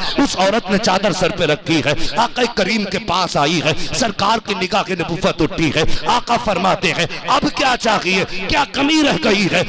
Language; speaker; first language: Urdu; native; Urdu